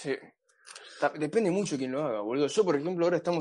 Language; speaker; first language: Spanish; native; Spanish